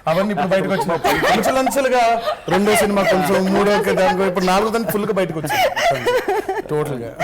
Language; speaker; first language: Telugu; native; Telugu